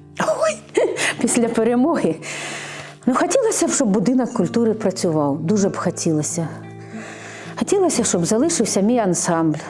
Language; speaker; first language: Ukrainian; native; Ukrainian